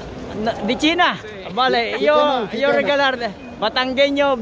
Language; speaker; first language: Spanish; non-native, learner; Filipino